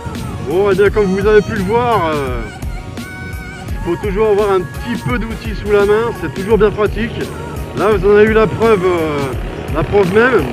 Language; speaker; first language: French; native; French